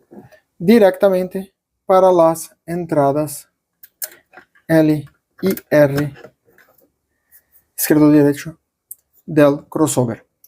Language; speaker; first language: Spanish; non-native, fluent; Portuguese